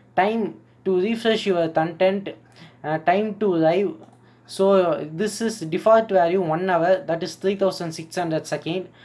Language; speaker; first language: English; non-native, local second language; Tamil